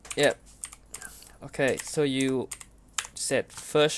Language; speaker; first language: English; non-native, learner; Vietnamese